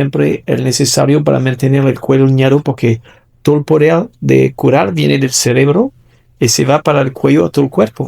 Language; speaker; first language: Spanish; non-native, fluent; French